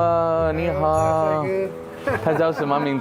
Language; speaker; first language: Chinese; non-native, fluent; Spanish